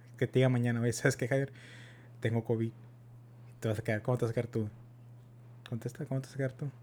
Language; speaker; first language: Spanish; early bilingual, heritage; Spanish